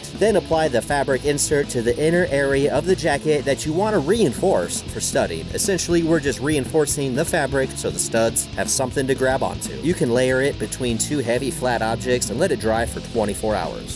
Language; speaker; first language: English; native; English